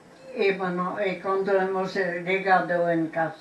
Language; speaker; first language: Spanish; non-native, fluent; French